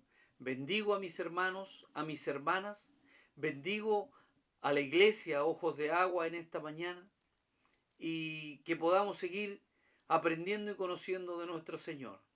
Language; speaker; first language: Spanish; native; Spanish